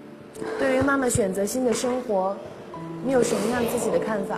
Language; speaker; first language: Chinese; native; Chinese